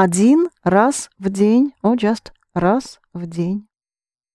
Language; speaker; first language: Russian; non-native, fluent; English